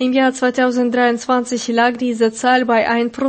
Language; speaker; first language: German; non-native, fluent; Russian